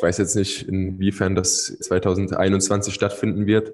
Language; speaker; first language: German; native; German